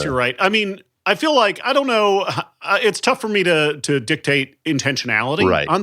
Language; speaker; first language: English; native; English